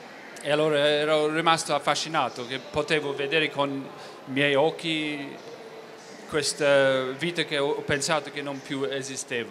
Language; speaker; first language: Italian; non-native, fluent; English